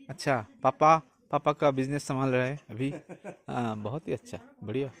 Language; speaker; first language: Hindi; non-native, local second language; Bangla